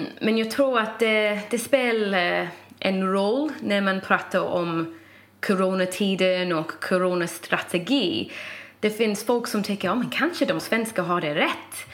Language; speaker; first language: Swedish; non-native, fluent; English